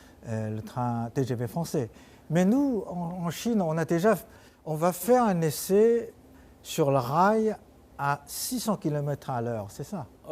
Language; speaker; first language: French; non-native, fluent; Chinese